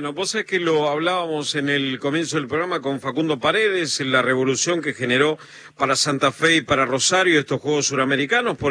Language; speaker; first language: Spanish; native; Spanish